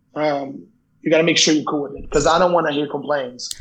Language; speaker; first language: English; non-native, fluent; Portuguese